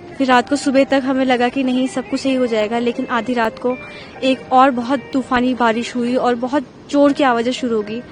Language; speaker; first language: Hindi; native; Hindi